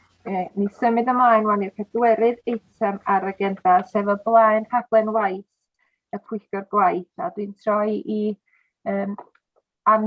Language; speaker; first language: Welsh; native; Welsh